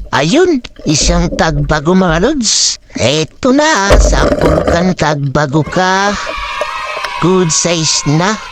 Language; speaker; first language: Filipino; native; Filipino